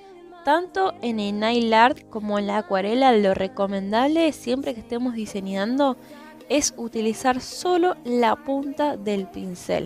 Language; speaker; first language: Spanish; native; Spanish